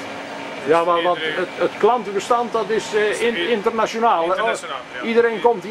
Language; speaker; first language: Dutch; native; Dutch